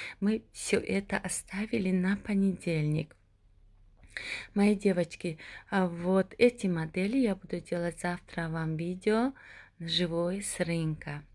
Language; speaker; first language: Russian; non-native, local second language; Tajik